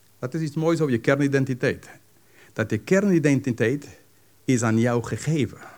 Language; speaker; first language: Dutch; non-native, fluent; English